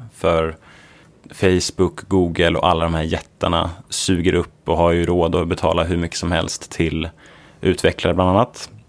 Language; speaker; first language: Swedish; native; Swedish